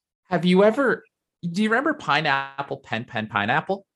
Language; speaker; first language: English; native; English